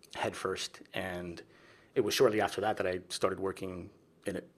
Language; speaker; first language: English; early bilingual, other home language; Spanish